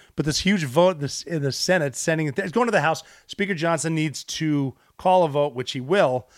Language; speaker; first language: English; native; English